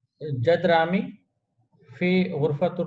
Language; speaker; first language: Arabic; non-native, learner; Urdu